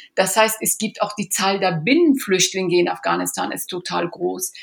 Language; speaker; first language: German; early bilingual, other home language; Persian